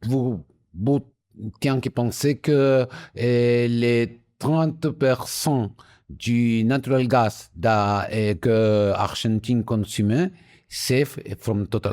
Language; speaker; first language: French; non-native, learner; Spanish